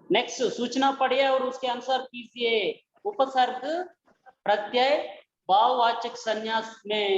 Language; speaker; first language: Hindi; non-native, local second language; Telugu